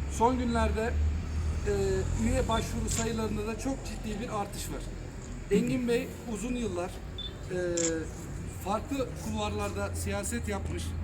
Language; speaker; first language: Turkish; native; Turkish